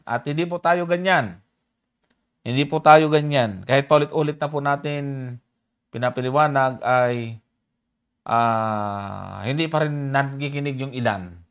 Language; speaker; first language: Filipino; native; Filipino